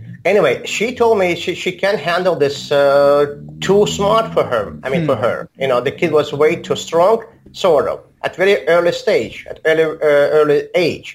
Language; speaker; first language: English; non-native, fluent; Azerbaijani